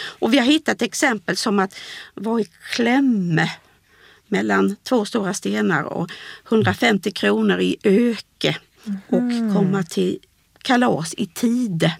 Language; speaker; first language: Swedish; native; Swedish